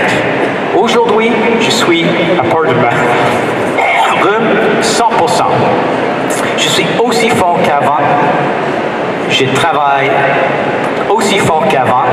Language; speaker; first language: French; non-native, fluent; English